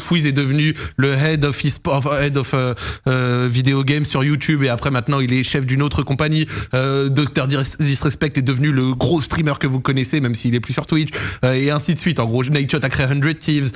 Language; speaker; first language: French; native; French